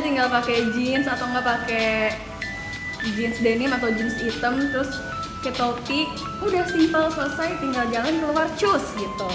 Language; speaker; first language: Indonesian; native; Indonesian